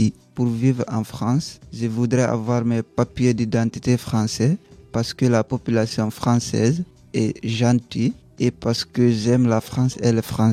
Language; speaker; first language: French; non-native, learner; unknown